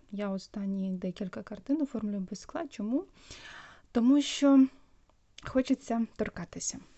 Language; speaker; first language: Ukrainian; non-native, local second language; Russian